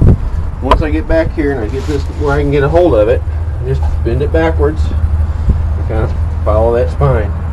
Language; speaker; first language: English; native; English